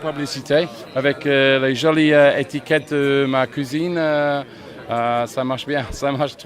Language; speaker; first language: French; non-native, fluent; English